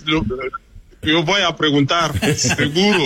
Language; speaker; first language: Spanish; non-native, learner; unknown